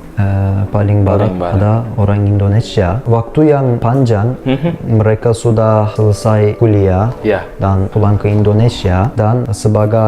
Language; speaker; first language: Indonesian; non-native, learner; Turkish